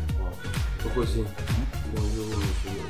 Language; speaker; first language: French; native; French